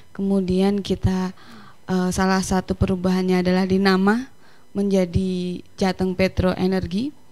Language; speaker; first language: Indonesian; native; Indonesian